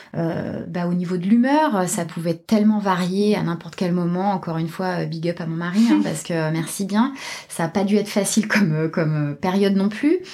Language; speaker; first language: French; native; French